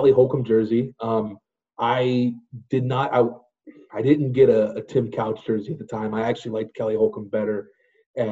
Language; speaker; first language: English; native; English